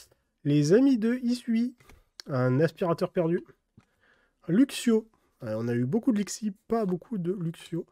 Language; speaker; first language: French; native; French